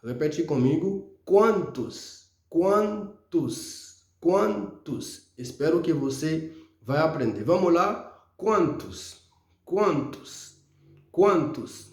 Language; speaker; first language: Portuguese; non-native, fluent; Haitian Creole